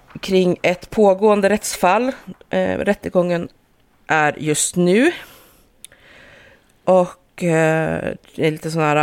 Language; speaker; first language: Swedish; native; Swedish